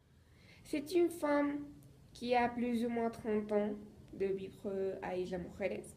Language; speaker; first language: French; non-native, learner; Spanish